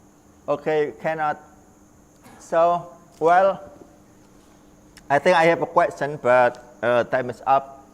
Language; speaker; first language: English; non-native, learner; Indonesian